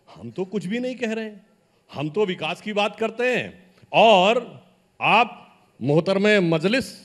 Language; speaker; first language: Hindi; native; Hindi